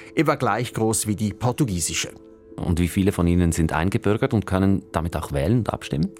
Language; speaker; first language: German; native; German